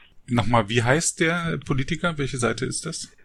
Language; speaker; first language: German; native; German